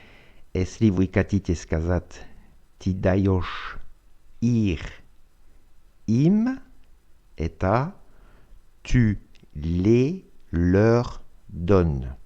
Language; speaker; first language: Russian; non-native, fluent; French